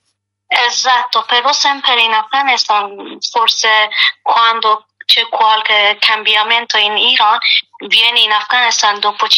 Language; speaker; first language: Italian; non-native, learner; Persian